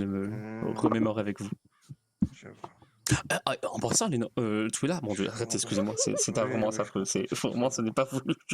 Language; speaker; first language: French; native; French